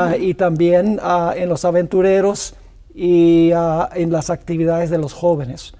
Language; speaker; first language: Spanish; early bilingual, other home language; English